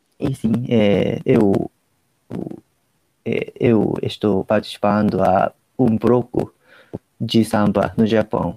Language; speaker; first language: Portuguese; non-native, learner; Japanese